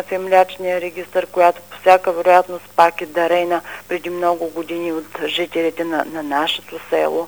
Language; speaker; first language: Bulgarian; native; Bulgarian